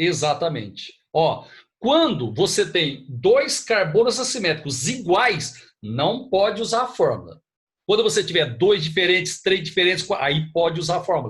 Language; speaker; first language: Portuguese; native; Portuguese